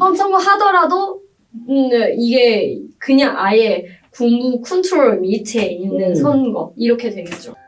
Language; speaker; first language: Korean; non-native, fluent; Burmese